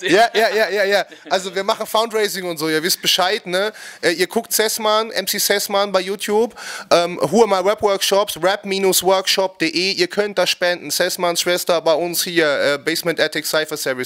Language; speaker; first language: German; native; German